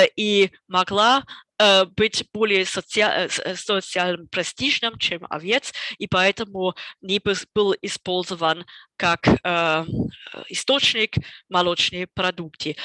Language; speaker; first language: Russian; non-native, fluent; German